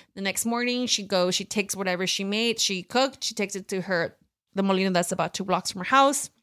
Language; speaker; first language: English; early bilingual, other home language; Spanish